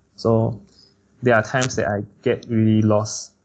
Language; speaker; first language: English; non-native, local second language; Chinese